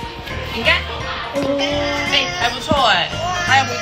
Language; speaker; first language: Chinese; native; Chinese